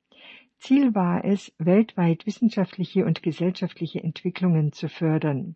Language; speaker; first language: German; native; German